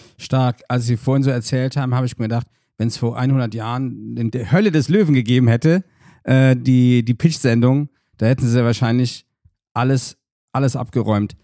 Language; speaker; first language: German; native; German